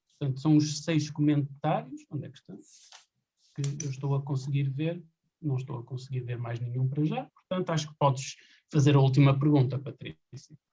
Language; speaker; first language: Portuguese; native; Portuguese